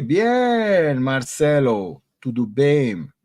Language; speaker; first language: Portuguese; non-native, learner; Spanish